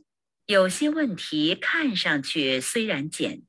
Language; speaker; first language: Chinese; non-native, learner; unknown